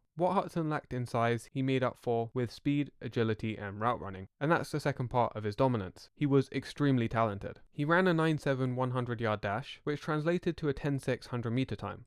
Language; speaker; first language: English; native; English